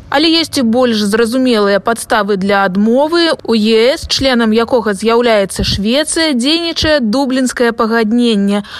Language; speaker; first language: Belarusian; native; Belarusian